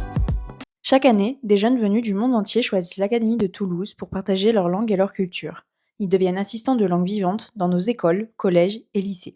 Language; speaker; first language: French; native; French